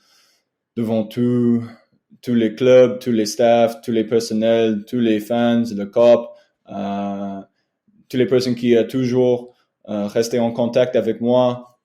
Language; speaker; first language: French; non-native, learner; English